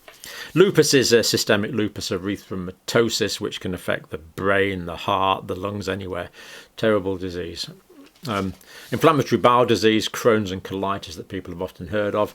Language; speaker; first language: English; native; English